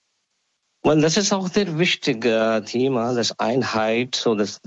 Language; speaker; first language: German; non-native, learner; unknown